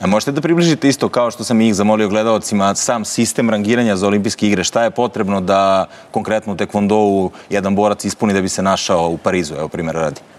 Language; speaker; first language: Croatian; native; Croatian